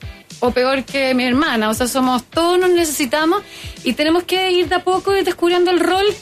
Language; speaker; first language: Spanish; native; Spanish